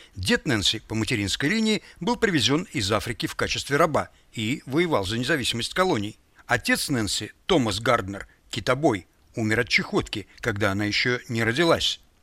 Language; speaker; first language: Russian; native; Russian